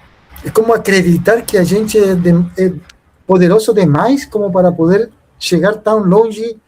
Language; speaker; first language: Portuguese; non-native, fluent; Spanish